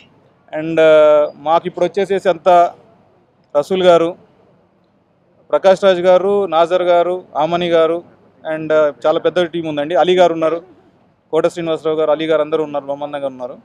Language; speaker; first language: Telugu; native; Telugu